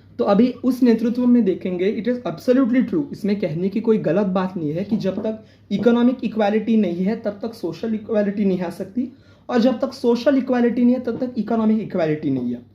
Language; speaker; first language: Hindi; non-native, local second language; Marathi